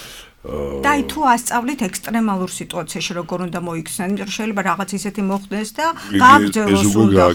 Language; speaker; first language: Georgian; native; Georgian